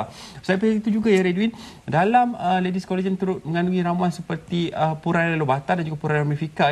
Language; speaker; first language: Malay; native; Malay